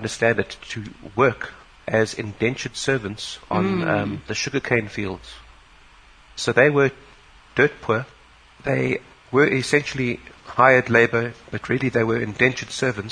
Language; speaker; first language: English; native; English